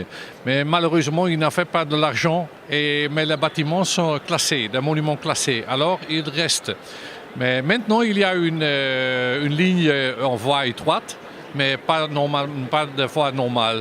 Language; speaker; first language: French; non-native, learner; German